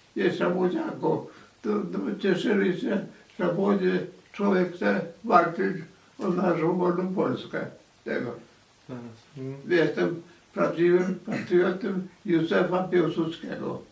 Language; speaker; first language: Polish; native; Polish